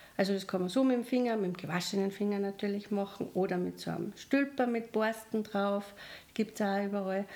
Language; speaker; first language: German; native; German